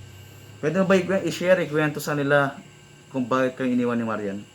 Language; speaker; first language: Filipino; native; Filipino